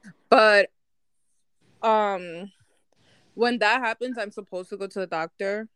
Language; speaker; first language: English; early bilingual, other home language; Spanish